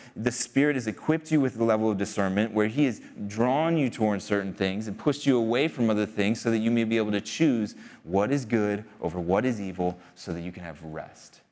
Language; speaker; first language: English; native; English